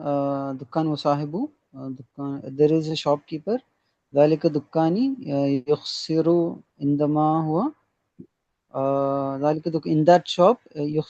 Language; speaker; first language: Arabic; non-native, learner; Urdu